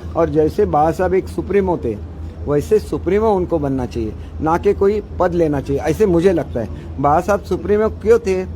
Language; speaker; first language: Hindi; non-native, local second language; Marathi